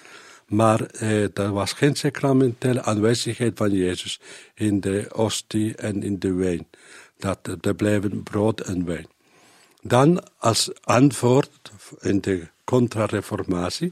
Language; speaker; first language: Dutch; non-native, learner; Spanish